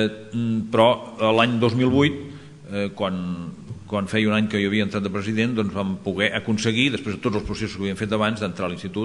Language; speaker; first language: Catalan; native; Catalan